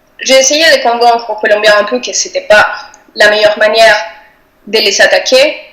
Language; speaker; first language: French; non-native, fluent; Spanish